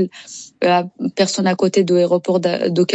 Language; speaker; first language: French; non-native, learner; Persian